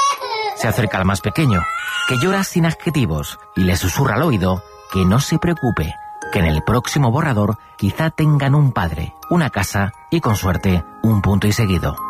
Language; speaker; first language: Spanish; native; Spanish